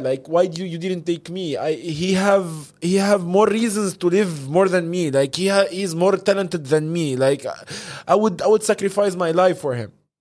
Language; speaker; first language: English; non-native, fluent; Arabic